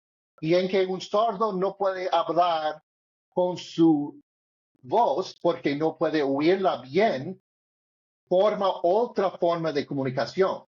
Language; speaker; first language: Spanish; non-native, learner; English